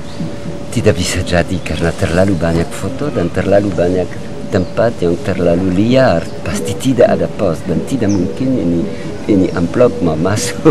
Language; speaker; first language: Indonesian; non-native, learner; French